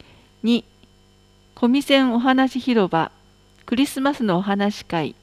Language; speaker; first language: Japanese; native; Japanese